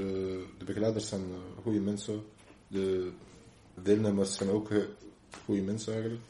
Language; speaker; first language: Dutch; non-native, local second language; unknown